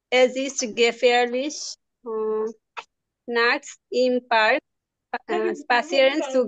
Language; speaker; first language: German; non-native, learner; Bangla